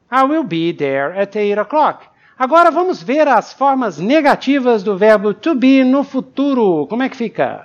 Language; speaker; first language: Portuguese; native; Portuguese